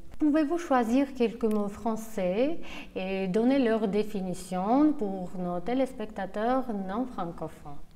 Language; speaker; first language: French; non-native, fluent; Armenian